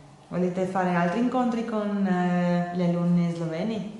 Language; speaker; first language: Italian; non-native, fluent; Slovenian